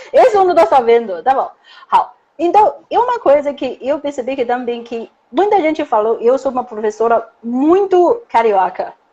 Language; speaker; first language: Portuguese; non-native, learner; Chinese